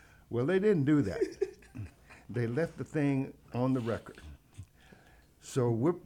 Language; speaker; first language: English; native; English